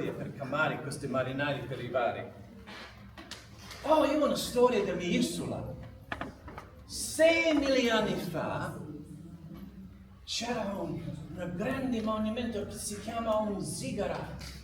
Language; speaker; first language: Italian; non-native, learner; English